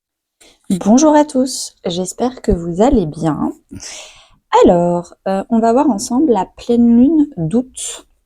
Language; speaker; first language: French; native; French